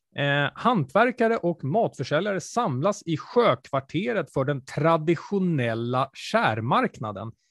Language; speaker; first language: Swedish; native; Swedish